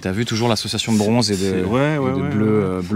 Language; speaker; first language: French; native; French